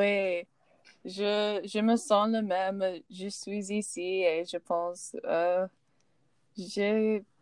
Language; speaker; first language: French; non-native, learner; English